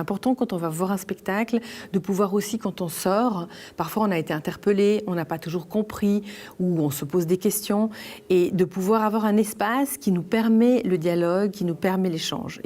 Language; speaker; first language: French; native; French